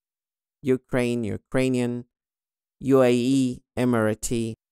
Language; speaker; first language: English; non-native, fluent; Arabic